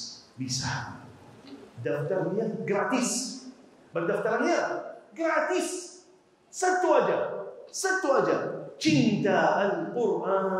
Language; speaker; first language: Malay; non-native, fluent; Arabic